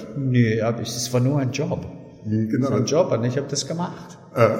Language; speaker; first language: German; non-native, learner; English